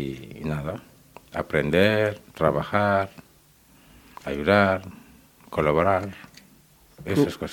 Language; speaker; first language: Spanish; non-native, learner; Wolof